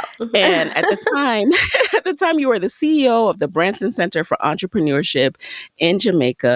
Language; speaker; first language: English; native; English